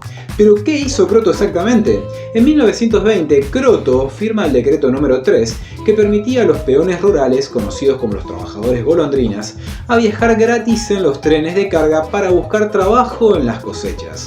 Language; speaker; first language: Spanish; native; Spanish